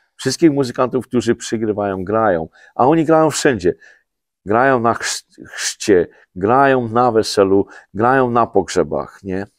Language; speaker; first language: Polish; native; Polish